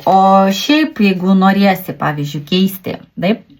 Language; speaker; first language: Lithuanian; native; Lithuanian